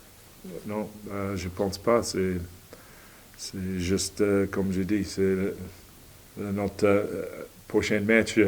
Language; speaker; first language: French; non-native, learner; English